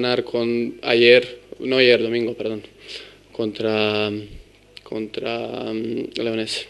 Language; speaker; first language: Spanish; non-native, learner; Serbian